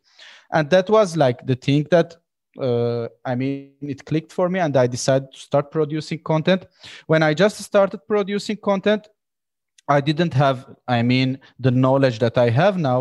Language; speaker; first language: English; non-native, fluent; Armenian